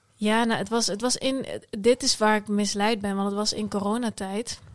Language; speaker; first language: Dutch; native; Dutch